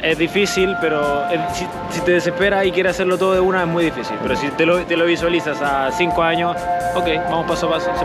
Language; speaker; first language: Spanish; native; Spanish